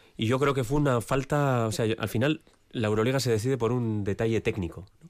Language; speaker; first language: Spanish; native; Spanish